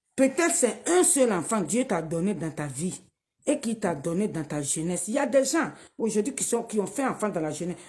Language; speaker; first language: French; non-native, local second language; Dyula